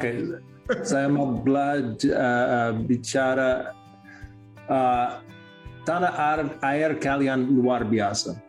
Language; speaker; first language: Indonesian; non-native, learner; English